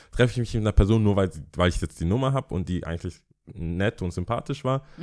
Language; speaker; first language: German; early bilingual, other home language; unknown